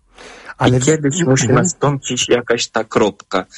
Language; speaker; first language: Polish; non-native, fluent; Ukrainian